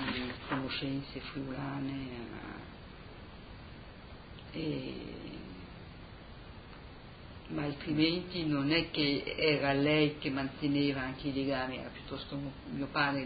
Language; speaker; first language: Italian; early bilingual, heritage; Italian